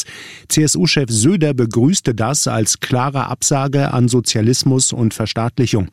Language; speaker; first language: German; native; German